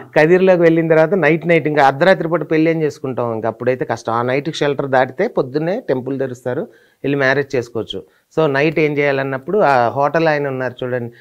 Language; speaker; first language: Telugu; native; Telugu